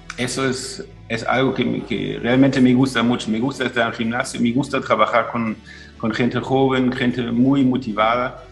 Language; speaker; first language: Spanish; non-native, fluent; German